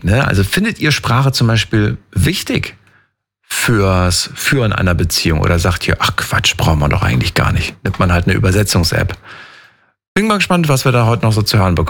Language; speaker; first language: German; native; German